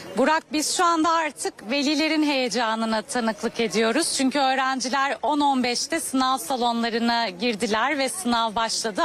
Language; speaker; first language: Turkish; native; Turkish